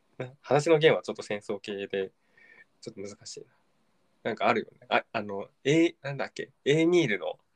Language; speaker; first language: Japanese; native; Japanese